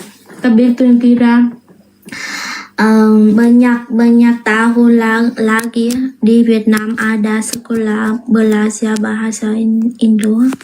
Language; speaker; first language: Indonesian; non-native, learner; Vietnamese